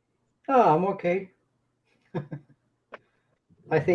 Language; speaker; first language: English; non-native, fluent; Norwegian